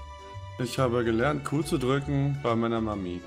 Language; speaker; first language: German; native; German